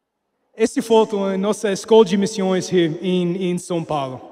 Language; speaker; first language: Portuguese; non-native, fluent; English